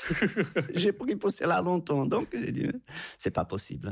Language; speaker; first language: French; non-native, fluent; Portuguese